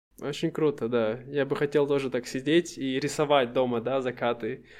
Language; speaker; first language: Russian; native; Russian